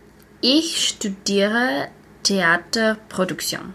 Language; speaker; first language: German; non-native, learner; English